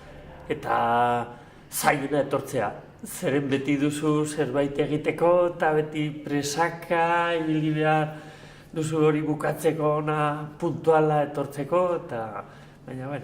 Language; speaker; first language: Basque; non-native, local second language; Spanish